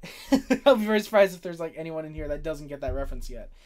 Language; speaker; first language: English; native; English